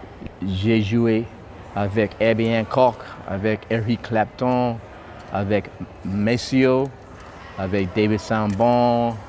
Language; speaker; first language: French; non-native, fluent; English